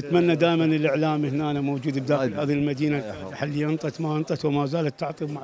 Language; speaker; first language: Arabic; native; Arabic